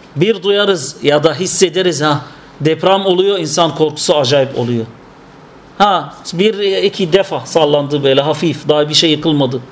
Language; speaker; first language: Turkish; non-native, fluent; Arabic